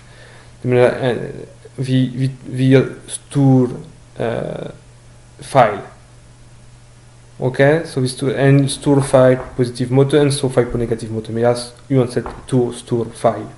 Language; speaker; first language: Norwegian; non-native, learner; French